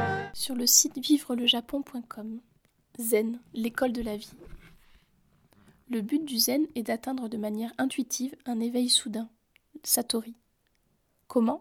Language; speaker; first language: French; native; French